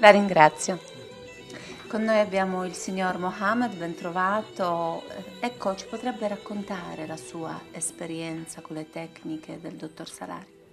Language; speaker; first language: Italian; native; Italian